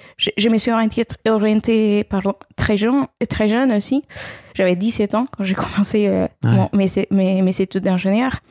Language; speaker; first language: French; non-native, fluent; Spanish